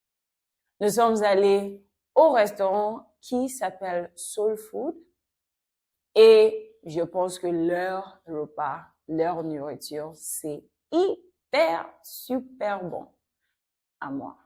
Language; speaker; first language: French; non-native, fluent; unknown